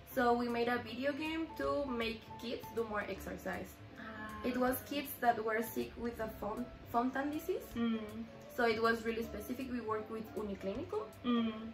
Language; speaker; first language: English; non-native, fluent; Spanish